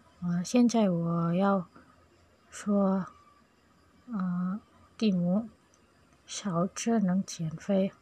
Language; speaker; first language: Chinese; non-native, learner; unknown